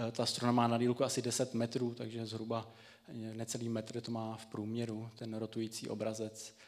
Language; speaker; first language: Czech; native; Czech